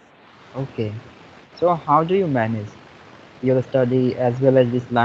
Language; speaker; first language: English; non-native, fluent; Hindi